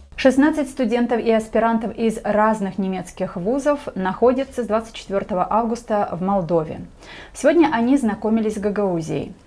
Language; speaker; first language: Russian; non-native, local second language; Gagauz